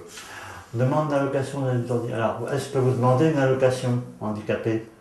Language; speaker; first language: French; native; French